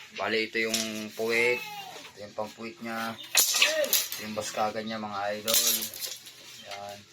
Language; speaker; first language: Filipino; native; Filipino